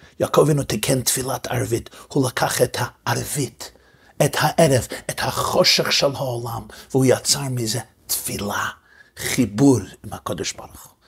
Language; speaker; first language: Hebrew; non-native, fluent; English